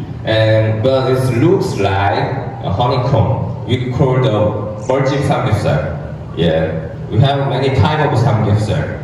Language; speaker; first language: English; non-native, learner; Korean